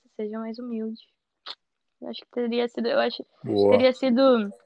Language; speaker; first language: Portuguese; native; Portuguese